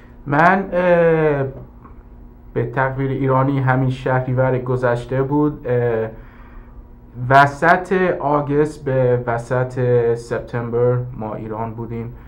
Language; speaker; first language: Persian; early bilingual, heritage; English